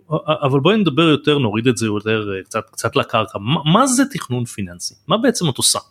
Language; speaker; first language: Hebrew; native; Hebrew